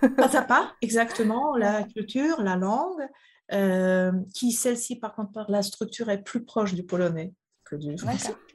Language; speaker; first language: French; non-native, fluent; Polish